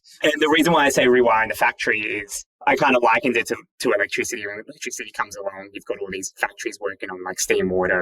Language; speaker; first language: English; native; English